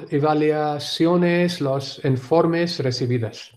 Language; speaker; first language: Spanish; non-native, learner; Urdu